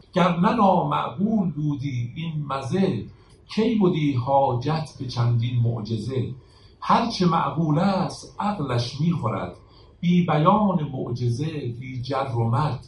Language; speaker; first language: Persian; native; Persian